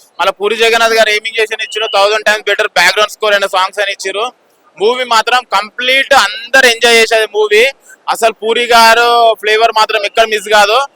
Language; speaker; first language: Telugu; native; Telugu